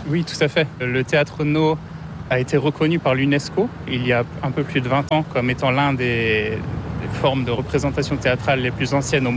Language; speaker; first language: French; native; French